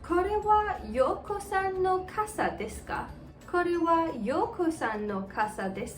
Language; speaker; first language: Japanese; non-native, fluent; English